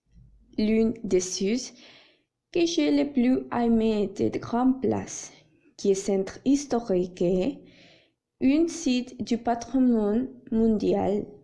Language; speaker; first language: French; non-native, learner; Spanish